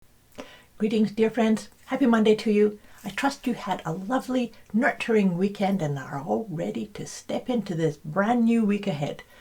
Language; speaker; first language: English; native; English